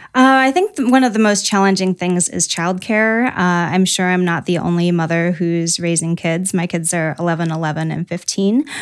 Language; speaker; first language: English; native; English